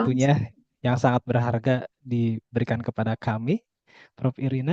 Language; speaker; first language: Indonesian; native; Indonesian